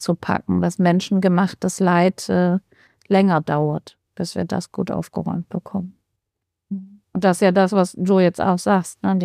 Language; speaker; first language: German; native; German